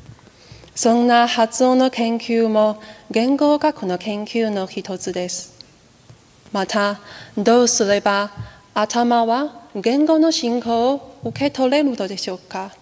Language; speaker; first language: Japanese; non-native, fluent; Chinese